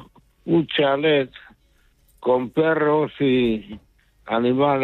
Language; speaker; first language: Spanish; non-native, local second language; Basque